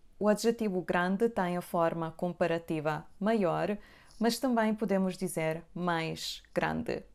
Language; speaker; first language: Portuguese; non-native, fluent; Serbian